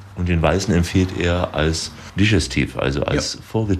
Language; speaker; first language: German; native; German